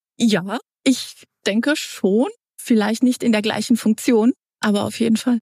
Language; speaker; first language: German; early bilingual, other home language; Romanian